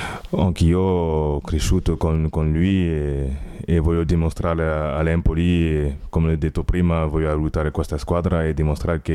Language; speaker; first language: Italian; non-native, learner; French